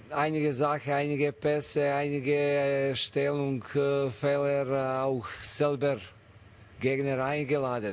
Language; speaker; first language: German; non-native, fluent; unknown